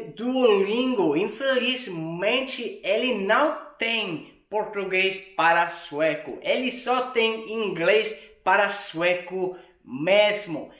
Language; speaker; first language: Portuguese; non-native, fluent; Swedish